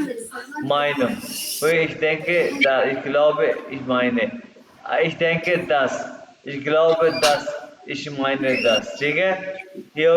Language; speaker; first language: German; non-native, fluent; Urdu